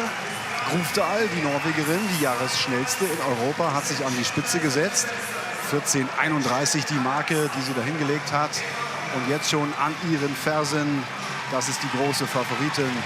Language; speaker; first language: German; native; German